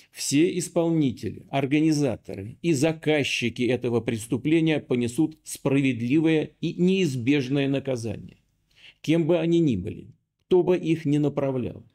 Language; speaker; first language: Russian; native; Russian